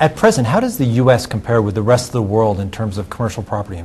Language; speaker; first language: English; native; English